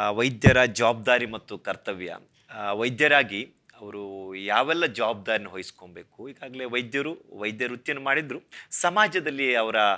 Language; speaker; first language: Kannada; native; Kannada